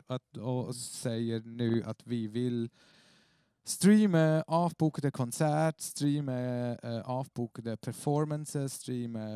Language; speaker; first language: Swedish; non-native, fluent; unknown